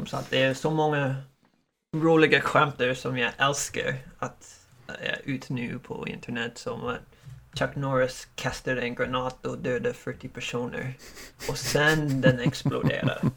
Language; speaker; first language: Swedish; non-native, learner; English